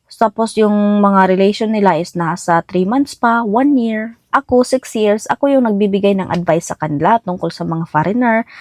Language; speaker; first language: Filipino; non-native, local second language; Cebuano